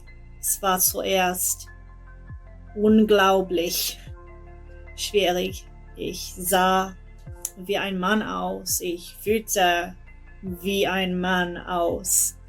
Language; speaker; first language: German; non-native, learner; English